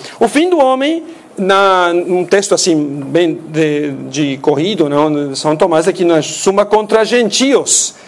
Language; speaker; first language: Portuguese; non-native, fluent; Spanish